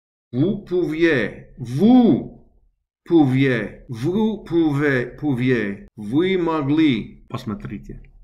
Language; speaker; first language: Russian; non-native, learner; English